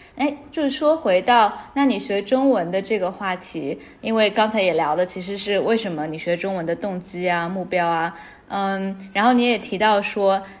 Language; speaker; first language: Chinese; native; Chinese